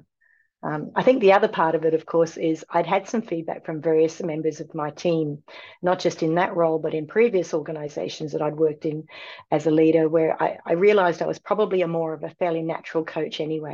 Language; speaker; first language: English; native; English